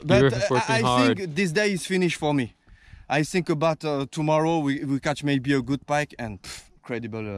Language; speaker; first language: English; non-native, learner; French